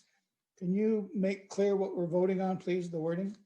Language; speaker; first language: English; native; English